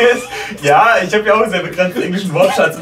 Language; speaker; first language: German; native; German